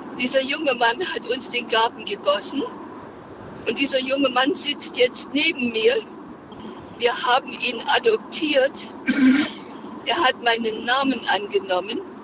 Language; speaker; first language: German; native; German